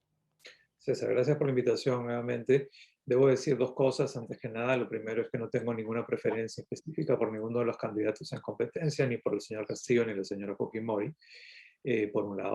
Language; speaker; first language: Spanish; native; Spanish